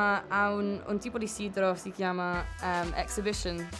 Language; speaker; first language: Italian; non-native, learner; English